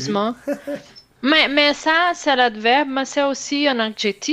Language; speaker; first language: French; non-native, learner; Portuguese